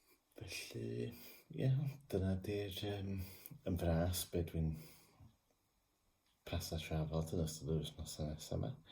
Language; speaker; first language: Welsh; non-native, local second language; English